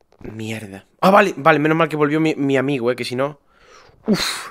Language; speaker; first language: Spanish; native; Spanish